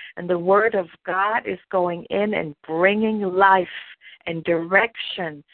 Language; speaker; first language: English; non-native, fluent; German